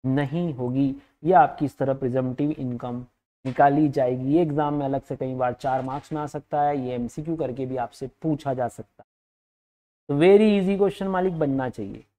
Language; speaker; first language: Hindi; native; Hindi